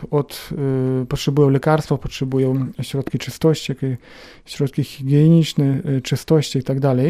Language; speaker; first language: Polish; non-native, fluent; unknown